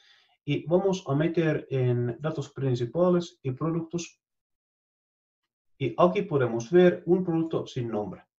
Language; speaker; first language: Spanish; non-native, fluent; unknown